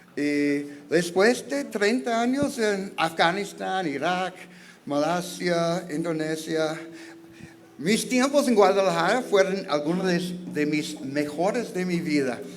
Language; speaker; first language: Spanish; non-native, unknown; English